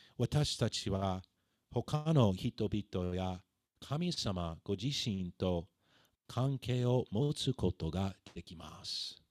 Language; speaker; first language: Japanese; non-native, fluent; English